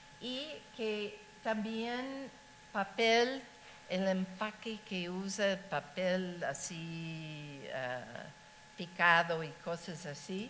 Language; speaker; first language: Spanish; non-native, fluent; English